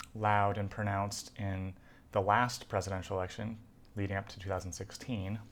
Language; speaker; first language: English; native; English